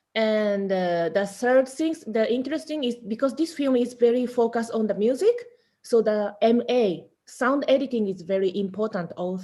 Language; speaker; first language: English; non-native, learner; Japanese